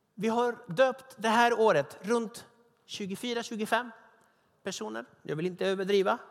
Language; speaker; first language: Swedish; non-native, fluent; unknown